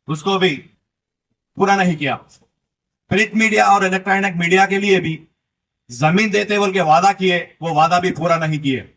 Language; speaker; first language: Hindi; non-native, local second language; Telugu